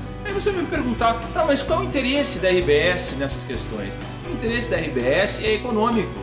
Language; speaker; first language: Portuguese; native; Portuguese